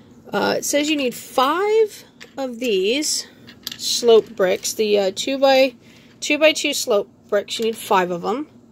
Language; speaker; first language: English; native; English